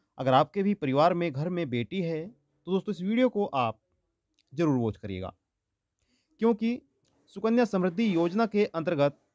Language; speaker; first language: Hindi; native; Hindi